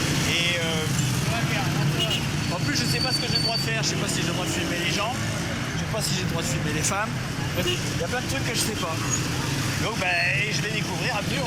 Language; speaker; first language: French; native; French